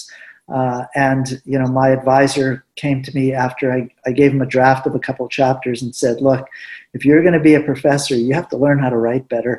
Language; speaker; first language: English; early bilingual, other home language; Spanish